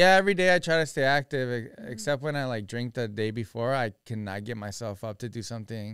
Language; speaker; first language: English; early bilingual, other home language; Spanish